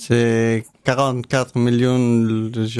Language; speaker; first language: French; non-native, learner; Persian